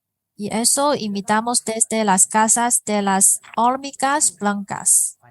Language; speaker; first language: Spanish; non-native, fluent; Chinese